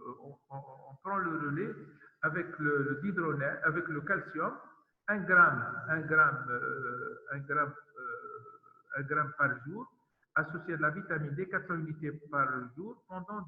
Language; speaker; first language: French; non-native, local second language; Arabic